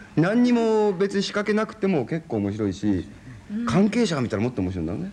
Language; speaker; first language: Japanese; native; Japanese